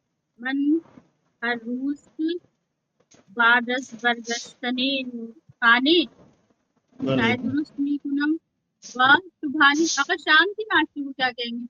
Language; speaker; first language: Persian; non-native, learner; Urdu